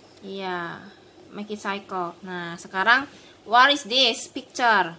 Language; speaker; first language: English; non-native, learner; Indonesian